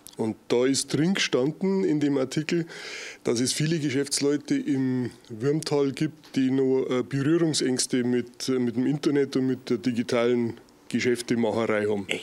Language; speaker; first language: German; native; German